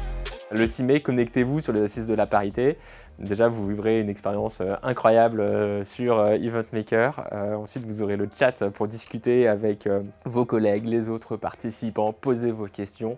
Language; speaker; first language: French; native; French